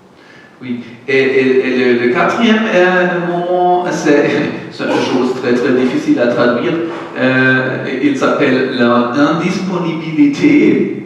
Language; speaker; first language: French; non-native, learner; German